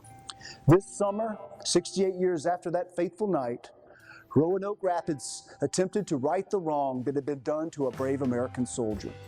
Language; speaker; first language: English; native; English